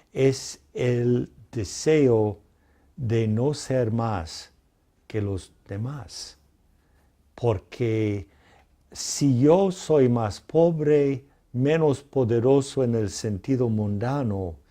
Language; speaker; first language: Spanish; non-native, fluent; English